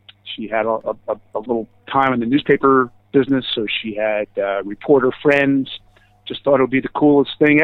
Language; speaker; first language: English; native; English